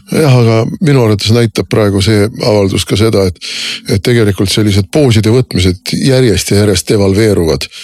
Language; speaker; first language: Estonian; native; Estonian